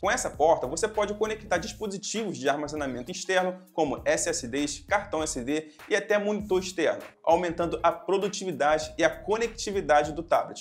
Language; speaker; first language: Portuguese; native; Portuguese